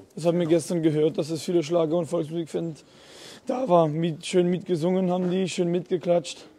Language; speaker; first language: German; non-native, local second language; French